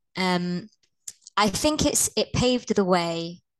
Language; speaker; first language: English; native; English